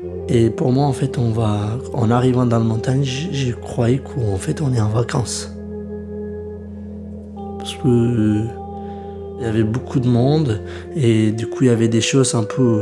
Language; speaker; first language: French; early bilingual, other home language; Kurdish